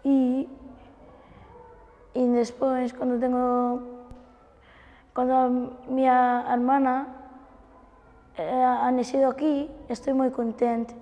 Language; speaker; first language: Spanish; non-native, learner; Bangla